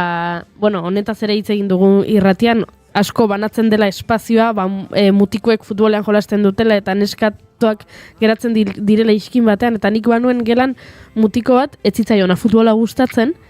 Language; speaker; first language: Basque; native; Basque